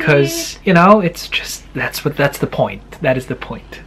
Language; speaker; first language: English; native; English